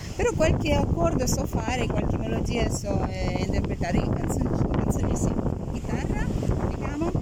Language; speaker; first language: Italian; non-native, fluent; Uzbek